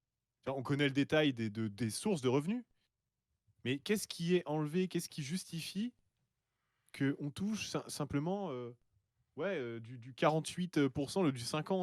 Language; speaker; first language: French; native; French